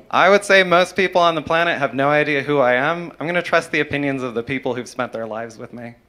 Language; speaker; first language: English; native; English